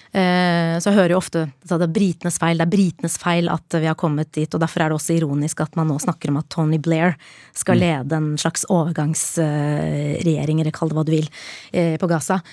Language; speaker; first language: Norwegian; early bilingual, other home language; Arabic